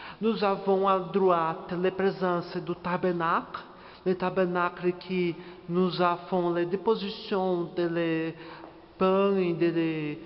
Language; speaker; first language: French; non-native, learner; Portuguese